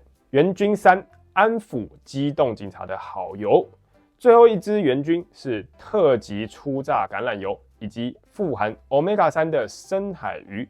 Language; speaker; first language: Chinese; native; Chinese